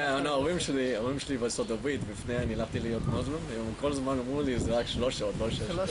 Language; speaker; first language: Hebrew; non-native, learner; English